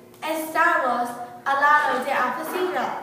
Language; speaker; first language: Spanish; non-native, learner; English